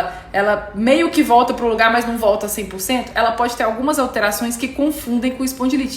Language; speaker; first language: Portuguese; native; Portuguese